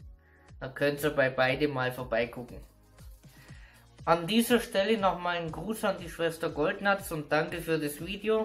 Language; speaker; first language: German; native; German